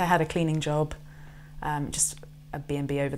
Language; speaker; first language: English; native; English